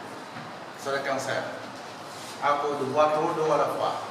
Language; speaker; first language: French; non-native, learner; Vietnamese